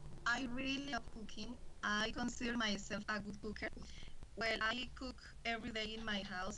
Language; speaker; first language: English; non-native, learner; Spanish